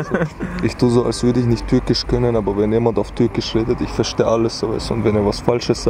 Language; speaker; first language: German; early bilingual, other home language; Chechen